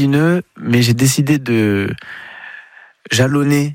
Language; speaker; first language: French; native; French